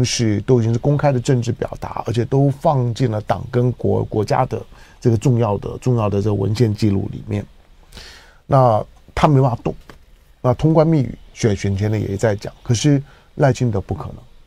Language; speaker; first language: Chinese; native; Chinese